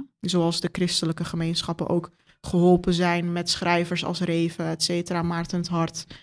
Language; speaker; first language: Dutch; early bilingual, other home language; Turkish